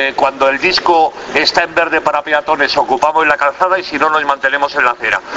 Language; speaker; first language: Spanish; native; Spanish